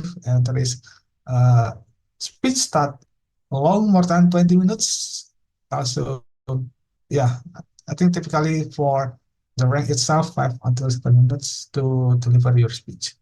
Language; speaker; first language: English; non-native, fluent; Indonesian